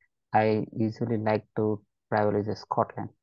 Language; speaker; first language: English; non-native, learner; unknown